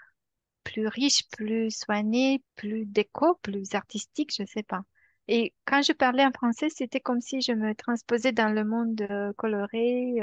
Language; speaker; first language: French; non-native, fluent; Romanian